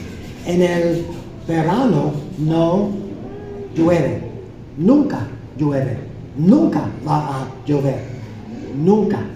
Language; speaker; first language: Spanish; non-native, fluent; English